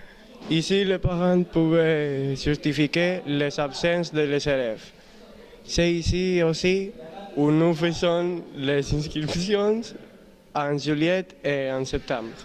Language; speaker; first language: French; non-native, learner; Spanish